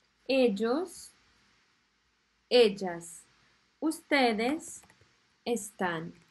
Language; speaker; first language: Spanish; non-native, fluent; French